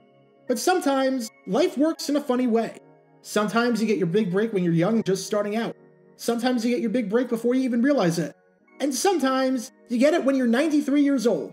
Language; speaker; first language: English; native; English